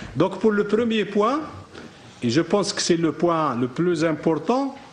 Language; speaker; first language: French; non-native, local second language; Arabic